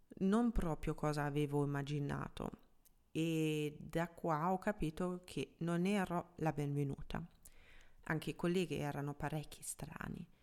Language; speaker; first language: Italian; non-native, fluent; German